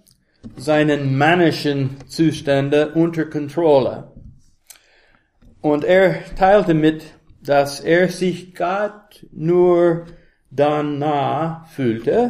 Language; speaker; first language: German; non-native, learner; English